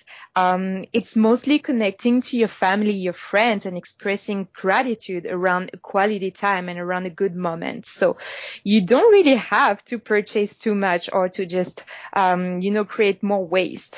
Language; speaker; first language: English; non-native, fluent; French